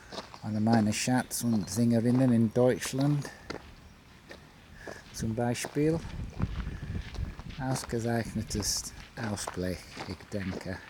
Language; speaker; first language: German; non-native, learner; English